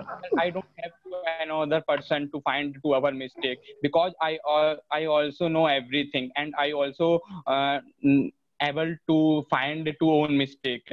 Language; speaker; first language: English; non-native, learner; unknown